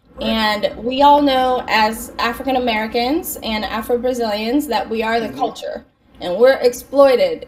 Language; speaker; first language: English; native; English